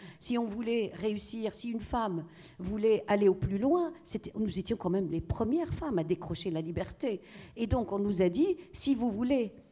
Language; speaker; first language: French; non-native, local second language; Arabic